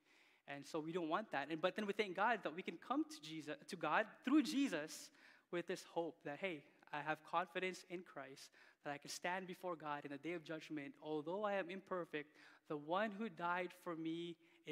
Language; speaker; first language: English; non-native, local second language; Filipino